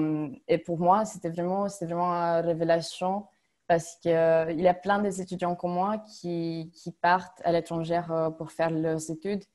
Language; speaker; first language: French; non-native, fluent; Romanian